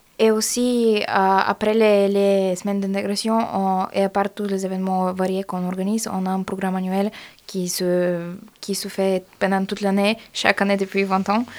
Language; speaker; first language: French; non-native, fluent; Bulgarian